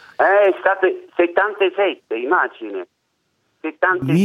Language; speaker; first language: Italian; non-native, learner; German